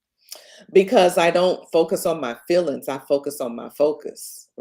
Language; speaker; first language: English; native; English